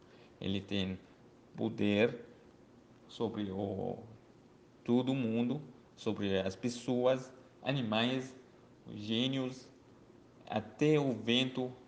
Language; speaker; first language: Portuguese; non-native, learner; Arabic